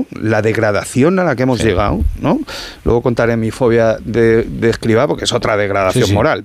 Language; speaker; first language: Spanish; native; Spanish